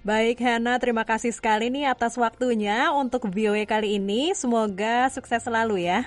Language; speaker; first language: Indonesian; native; Indonesian